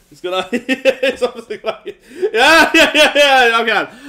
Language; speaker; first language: English; non-native, fluent; Swedish